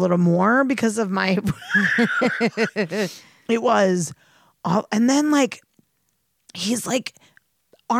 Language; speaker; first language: English; native; English